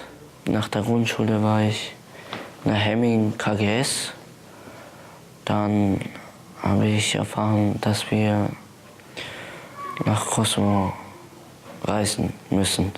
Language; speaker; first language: German; early bilingual, other home language; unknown